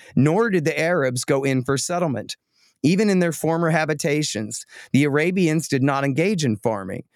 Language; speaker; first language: English; native; English